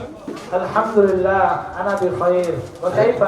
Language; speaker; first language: Arabic; non-native, learner; Bangla